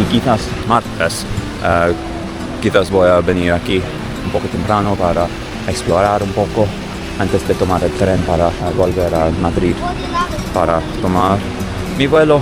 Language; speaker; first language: Spanish; non-native, learner; English